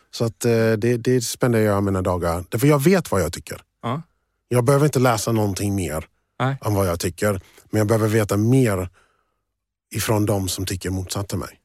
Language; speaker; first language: Swedish; early bilingual, other home language; English